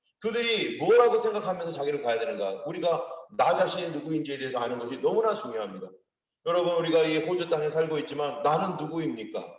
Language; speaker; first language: Korean; native; Korean